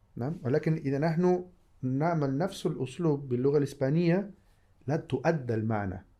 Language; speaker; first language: Arabic; non-native, fluent; Spanish